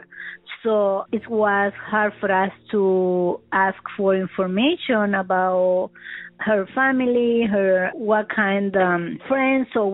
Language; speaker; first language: English; non-native, learner; Spanish